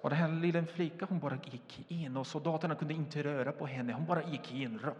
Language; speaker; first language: Swedish; non-native, fluent; Portuguese